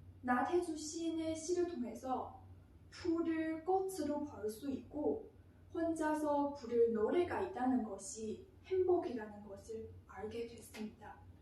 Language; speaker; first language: Korean; non-native, fluent; Chinese